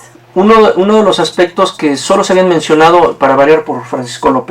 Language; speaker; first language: Spanish; native; Spanish